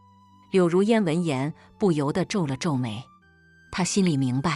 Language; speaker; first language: Chinese; native; Chinese